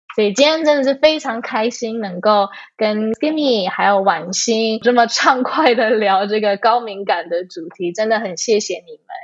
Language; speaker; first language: Chinese; early bilingual, heritage; Chinese